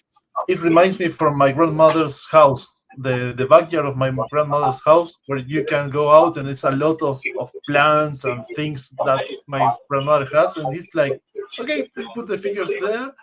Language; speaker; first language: English; non-native, fluent; Spanish